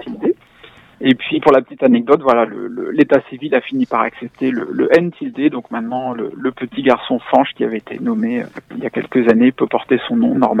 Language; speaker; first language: French; native; French